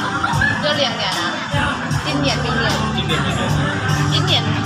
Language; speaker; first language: Chinese; non-native, learner; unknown